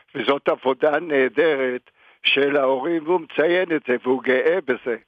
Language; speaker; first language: Hebrew; native; Hebrew